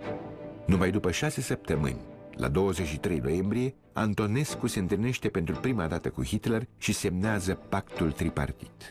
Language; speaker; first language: Romanian; native; Romanian